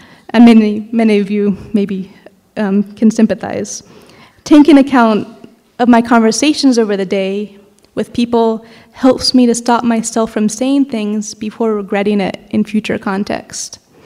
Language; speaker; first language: English; native; English